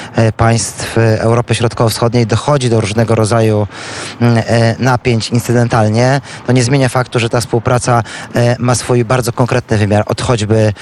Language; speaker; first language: Polish; native; Polish